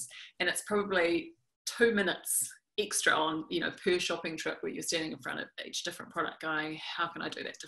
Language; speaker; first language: English; native; English